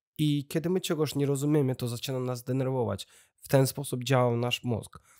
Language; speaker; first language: Polish; non-native, learner; Russian